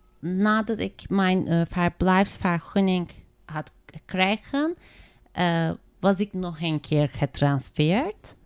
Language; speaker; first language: Dutch; non-native, learner; Turkish